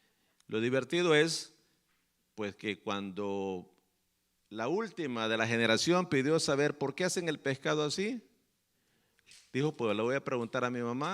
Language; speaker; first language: Spanish; native; Spanish